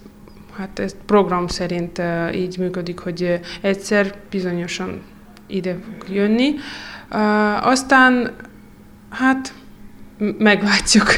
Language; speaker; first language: Hungarian; non-native, fluent; Russian